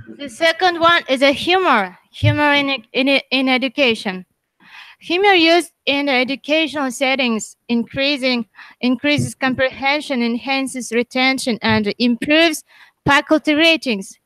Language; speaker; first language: English; non-native, learner; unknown